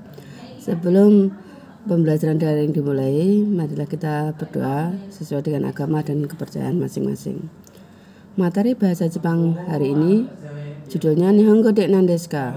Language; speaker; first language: Indonesian; native; Indonesian